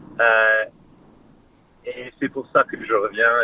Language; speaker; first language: French; non-native, learner; English